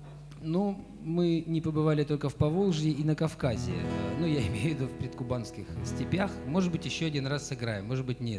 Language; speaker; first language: Russian; native; Russian